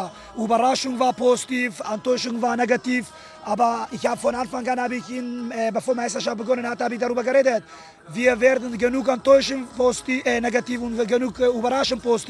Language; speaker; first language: German; non-native, fluent; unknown